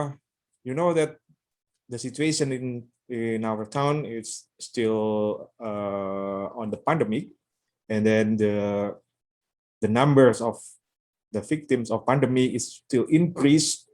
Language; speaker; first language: English; non-native, local second language; Indonesian